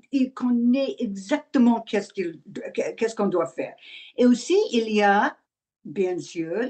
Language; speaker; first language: French; non-native, learner; English